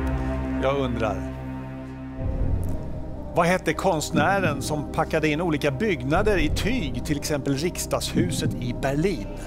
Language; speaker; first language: Swedish; native; Swedish